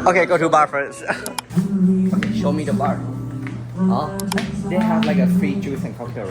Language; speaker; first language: English; non-native, learner; Thai